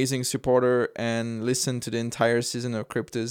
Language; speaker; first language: English; non-native, fluent; French